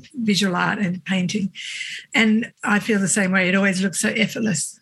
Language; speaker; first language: English; native; English